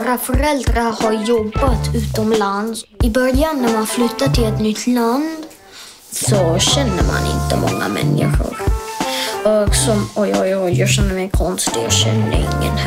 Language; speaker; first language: Swedish; early bilingual, heritage; Swedish